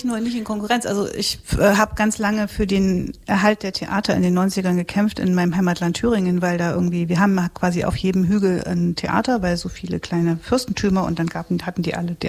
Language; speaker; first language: German; native; German